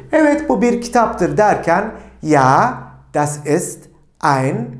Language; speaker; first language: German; non-native, fluent; Turkish